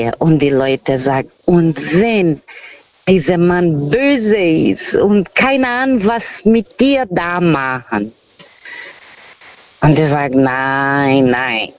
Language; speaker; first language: German; non-native, fluent; Portuguese